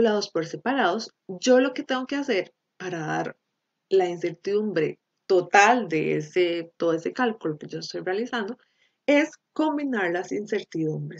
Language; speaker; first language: Spanish; native; Spanish